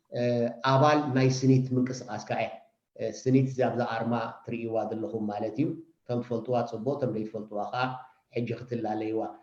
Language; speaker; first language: Tigrinya; native; Tigrinya